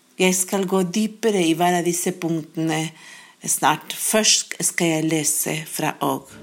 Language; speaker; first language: Norwegian; non-native, fluent; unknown